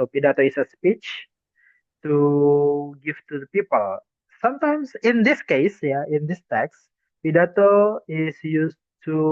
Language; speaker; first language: English; non-native, fluent; Indonesian